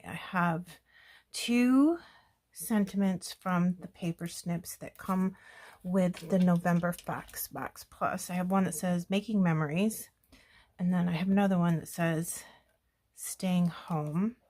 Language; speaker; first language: English; native; English